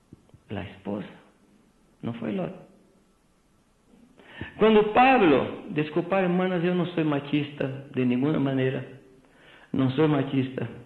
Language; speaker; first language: Spanish; non-native, fluent; Portuguese